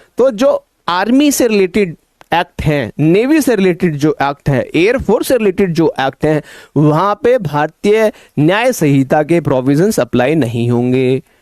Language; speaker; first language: Hindi; native; Hindi